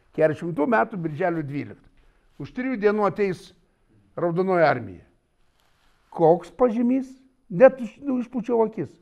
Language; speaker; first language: Lithuanian; native; Lithuanian